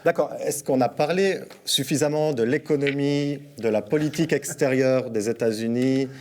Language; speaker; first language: French; native; French